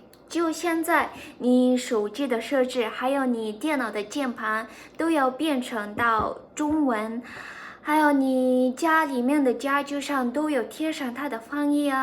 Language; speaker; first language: Chinese; non-native, fluent; Mongolian